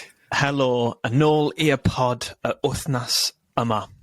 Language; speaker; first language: Welsh; non-native, learner; English